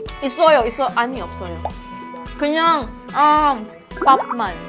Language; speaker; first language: Korean; non-native, learner; Filipino